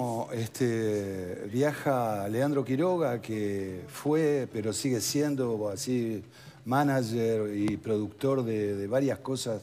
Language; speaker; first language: Spanish; native; Spanish